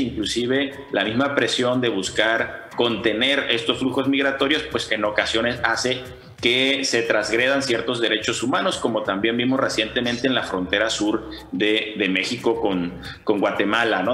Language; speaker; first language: Spanish; native; Spanish